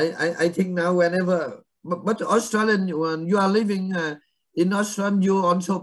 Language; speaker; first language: English; non-native, fluent; Vietnamese